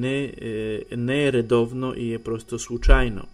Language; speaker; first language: Bulgarian; non-native, fluent; Polish